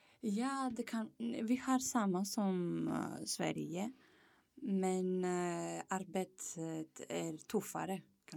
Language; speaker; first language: Swedish; non-native, fluent; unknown